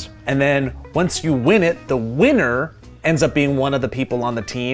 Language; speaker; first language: English; native; English